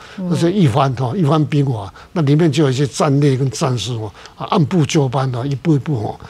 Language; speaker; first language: Chinese; native; Chinese